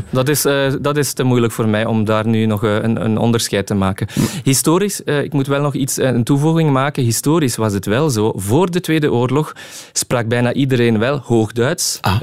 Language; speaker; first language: Dutch; non-native, local second language; German